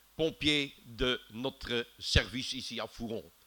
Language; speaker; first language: French; non-native, local second language; Dutch